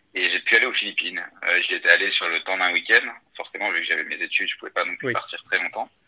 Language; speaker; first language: French; native; French